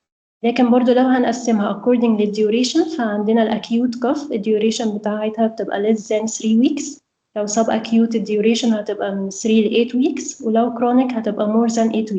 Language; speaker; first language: Arabic; native; Arabic